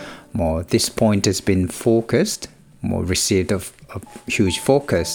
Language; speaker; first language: English; non-native, fluent; Korean